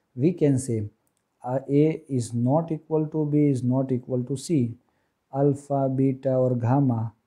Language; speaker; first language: Hindi; non-native, local second language; Gujarati